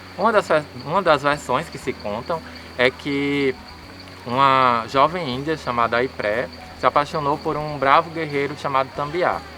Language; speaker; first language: Portuguese; native; Portuguese